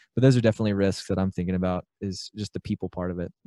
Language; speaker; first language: English; native; English